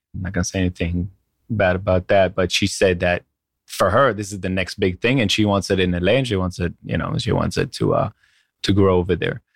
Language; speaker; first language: English; non-native, fluent; Hebrew